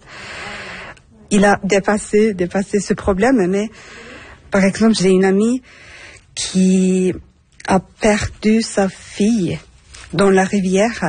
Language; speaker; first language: French; non-native, fluent; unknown